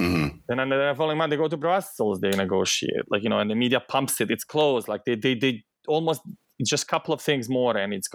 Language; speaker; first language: English; non-native, fluent; Bosnian